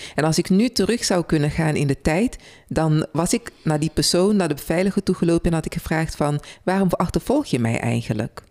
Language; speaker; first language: Dutch; early bilingual, other home language; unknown